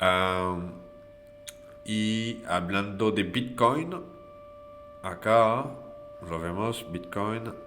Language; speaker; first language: Spanish; non-native, fluent; French